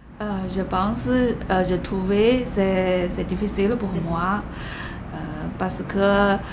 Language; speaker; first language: French; non-native, learner; Chinese